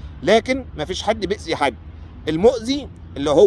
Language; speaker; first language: Arabic; native; Arabic